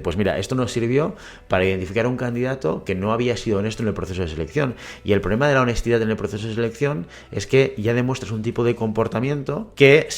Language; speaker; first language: Spanish; native; Spanish